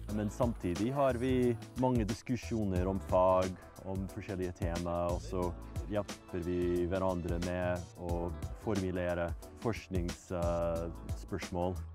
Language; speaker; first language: Norwegian; non-native, fluent; English